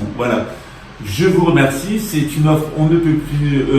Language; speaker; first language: French; native; French